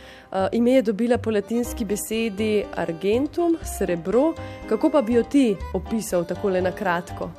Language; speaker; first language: Slovenian; native; Slovenian